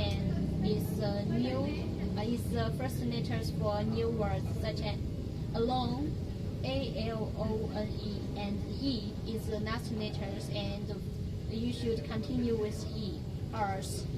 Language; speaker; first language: English; non-native, learner; Chinese